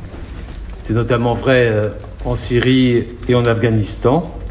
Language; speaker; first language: French; native; French